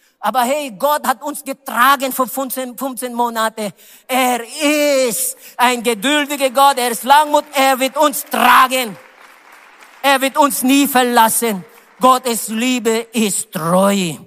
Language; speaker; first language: German; non-native, learner; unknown